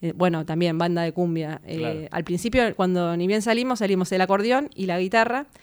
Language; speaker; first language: Spanish; native; Spanish